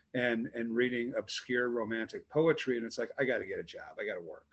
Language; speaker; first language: English; native; English